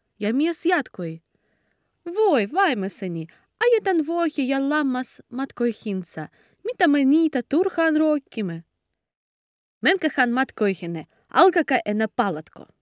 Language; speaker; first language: Finnish; non-native, learner; Ukrainian